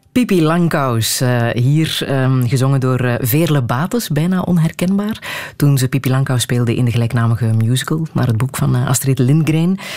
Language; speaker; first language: Dutch; native; Dutch